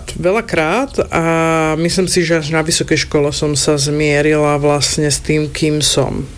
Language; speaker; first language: Slovak; native; Slovak